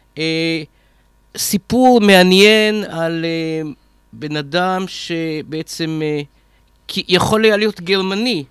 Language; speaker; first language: Hebrew; native; Hebrew